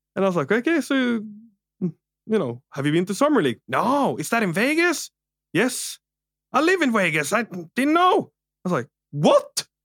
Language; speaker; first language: English; non-native, fluent; Norwegian